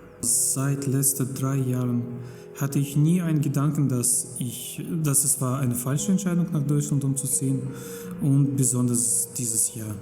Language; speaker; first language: German; non-native, fluent; Russian